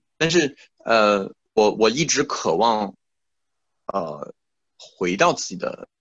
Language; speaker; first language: Chinese; non-native, fluent; French